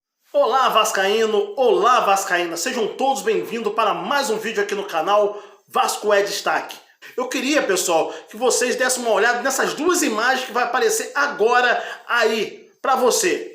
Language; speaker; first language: Portuguese; native; Portuguese